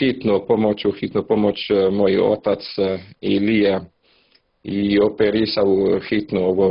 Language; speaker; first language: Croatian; non-native, learner; Arabic